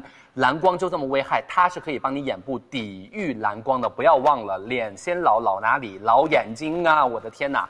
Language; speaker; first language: Chinese; native; Chinese